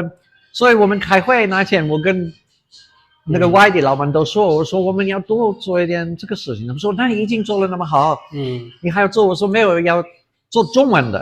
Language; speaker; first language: Chinese; non-native, fluent; English